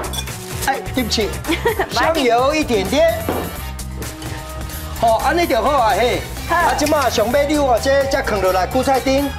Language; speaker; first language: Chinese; non-native, local second language; Min Nan Chinese